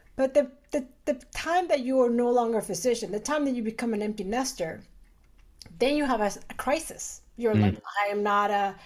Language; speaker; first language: English; early bilingual, other home language; Spanish